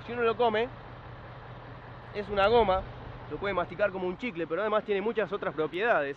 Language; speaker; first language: Spanish; native; Spanish